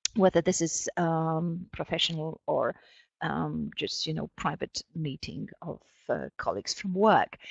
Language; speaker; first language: English; non-native, fluent; Polish